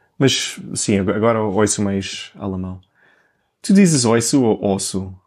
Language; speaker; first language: Portuguese; non-native, fluent; English